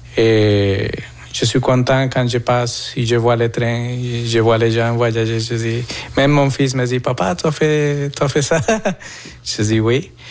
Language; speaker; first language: French; non-native, fluent; Spanish